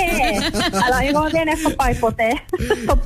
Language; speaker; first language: Greek; early bilingual, heritage; Finnish